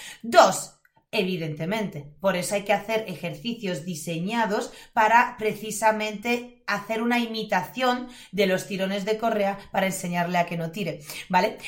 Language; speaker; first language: Spanish; non-native, fluent; Polish